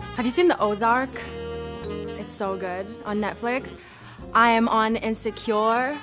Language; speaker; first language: English; non-native, local second language; Swahili